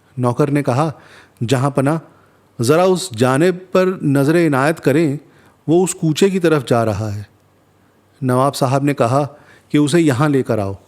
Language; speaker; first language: Urdu; non-native, local second language; Hindi